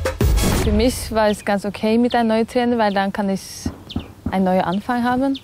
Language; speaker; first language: German; non-native, fluent; Norwegian